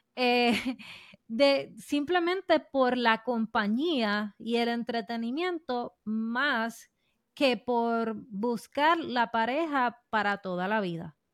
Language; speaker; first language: Spanish; native; Spanish